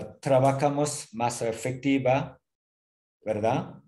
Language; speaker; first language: Spanish; non-native, learner; Korean